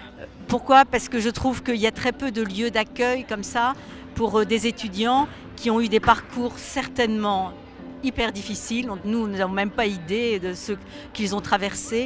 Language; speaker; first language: French; native; French